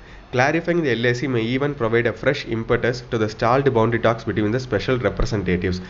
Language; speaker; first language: English; non-native, local second language; Tamil